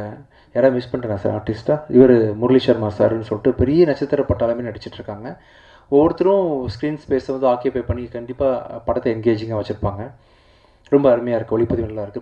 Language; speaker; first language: Tamil; native; Tamil